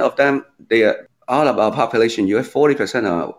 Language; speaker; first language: English; non-native, local second language; Cantonese